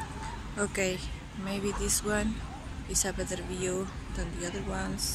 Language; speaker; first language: English; non-native, fluent; Spanish